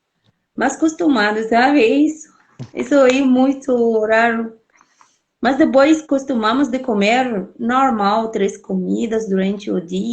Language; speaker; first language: Portuguese; non-native, fluent; Arabic